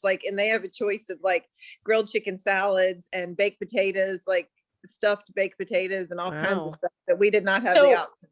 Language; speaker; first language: English; native; English